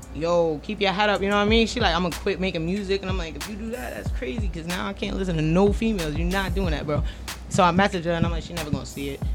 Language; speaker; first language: English; native; English